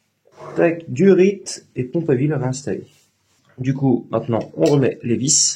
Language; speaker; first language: French; native; French